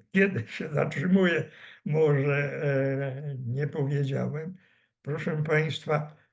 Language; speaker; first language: Polish; native; Polish